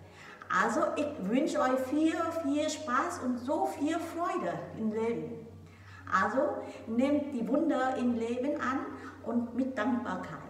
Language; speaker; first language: German; non-native, learner; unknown